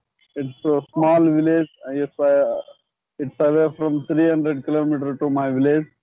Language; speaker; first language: English; non-native, learner; Kannada